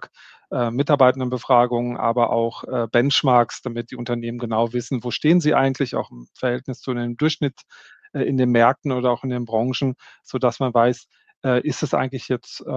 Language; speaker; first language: German; native; German